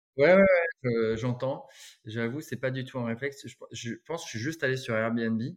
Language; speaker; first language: French; native; French